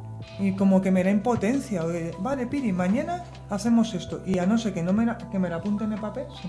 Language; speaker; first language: Spanish; native; Spanish